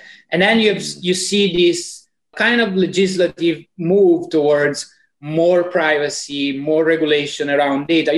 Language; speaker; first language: English; non-native, fluent; Italian